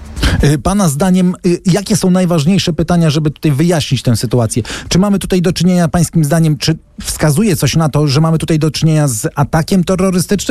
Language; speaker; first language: Polish; native; Polish